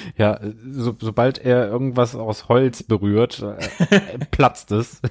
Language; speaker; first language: German; native; German